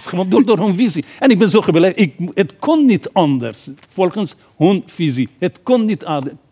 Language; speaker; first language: Dutch; non-native, fluent; Persian